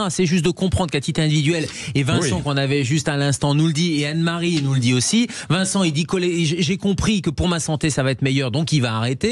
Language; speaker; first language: French; native; French